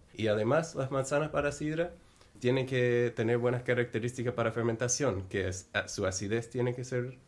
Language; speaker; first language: Spanish; non-native, fluent; English